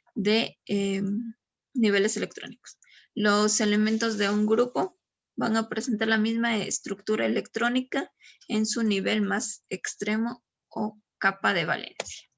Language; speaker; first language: Spanish; native; Spanish